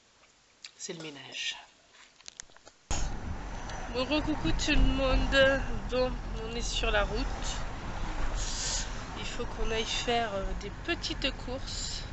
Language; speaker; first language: French; native; French